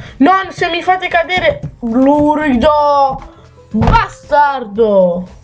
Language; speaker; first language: Italian; native; Italian